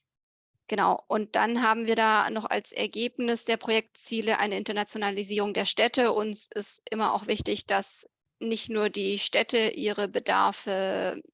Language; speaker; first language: German; native; German